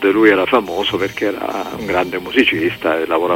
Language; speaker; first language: Italian; native; Italian